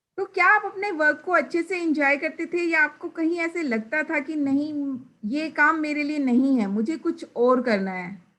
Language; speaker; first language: Hindi; native; Hindi